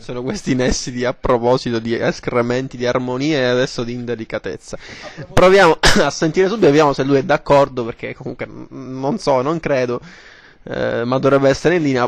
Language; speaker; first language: Italian; native; Italian